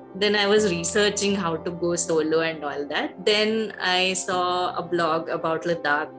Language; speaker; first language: English; non-native, local second language; Hindi